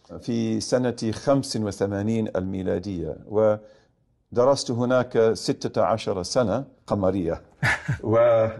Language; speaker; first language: Arabic; non-native, fluent; English